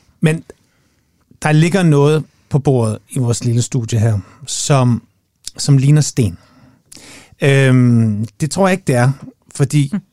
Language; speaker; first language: Danish; native; Danish